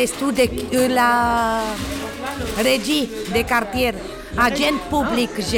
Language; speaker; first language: French; non-native, learner; Romanian